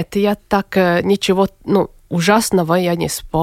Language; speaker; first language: Russian; non-native, local second language; Latvian